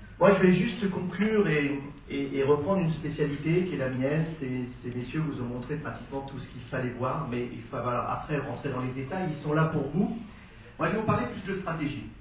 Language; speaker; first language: French; native; French